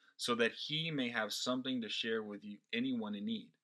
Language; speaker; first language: English; non-native, fluent; Portuguese